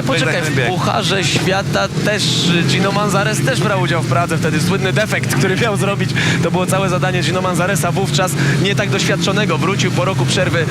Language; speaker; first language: Polish; native; Polish